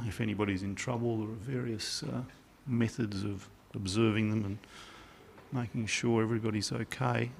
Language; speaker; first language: English; native; English